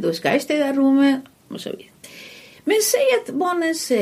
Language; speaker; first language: Swedish; non-native, fluent; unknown